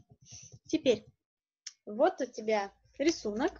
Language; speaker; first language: Russian; native; Russian